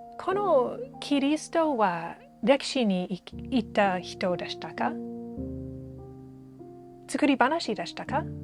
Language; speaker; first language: Japanese; non-native, learner; English